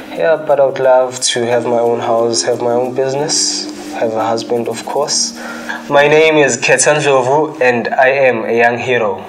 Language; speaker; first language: English; non-native, local second language; Zulu